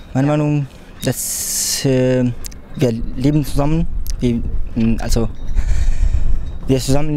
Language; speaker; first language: German; non-native, learner; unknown